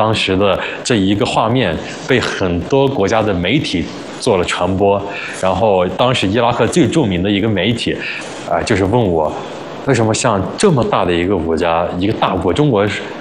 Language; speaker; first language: Chinese; early bilingual, other home language; Arabic